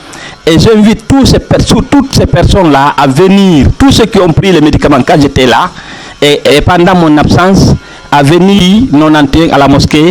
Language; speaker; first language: French; non-native, local second language; Fula